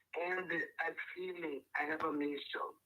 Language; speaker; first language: English; non-native, learner; Portuguese